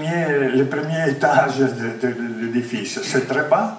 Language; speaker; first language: French; non-native, fluent; Italian